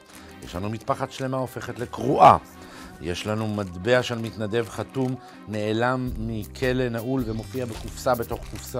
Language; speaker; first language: Hebrew; native; Hebrew